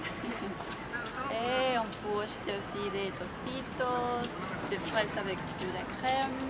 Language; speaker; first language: French; non-native, learner; Spanish